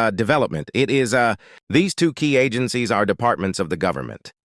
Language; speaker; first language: English; non-native, local second language; Filipino